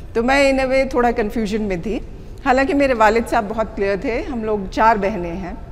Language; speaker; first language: Hindi; native; Hindi